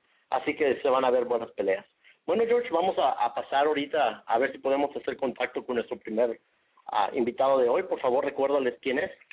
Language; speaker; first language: Spanish; native; Spanish